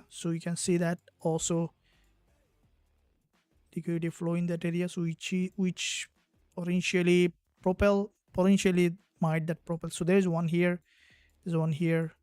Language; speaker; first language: English; non-native, fluent; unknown